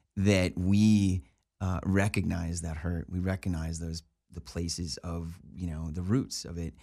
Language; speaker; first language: English; native; English